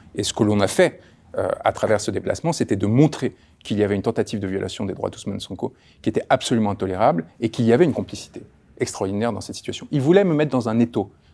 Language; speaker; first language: French; early bilingual, other home language; Spanish